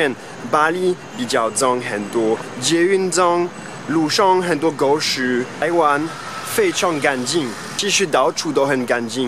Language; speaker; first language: Chinese; non-native, fluent; French